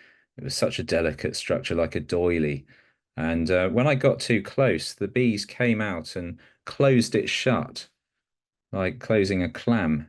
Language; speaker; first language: English; native; English